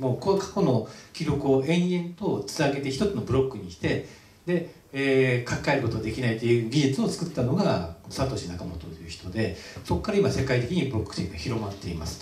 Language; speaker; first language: Japanese; native; Japanese